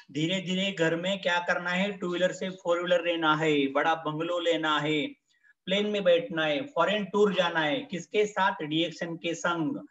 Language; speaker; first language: Hindi; non-native, local second language; Marathi